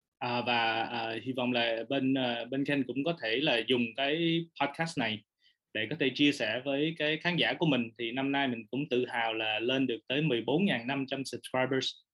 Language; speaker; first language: Vietnamese; early bilingual, heritage; Vietnamese